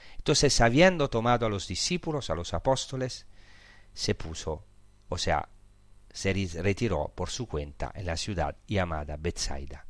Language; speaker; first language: Spanish; non-native, fluent; Italian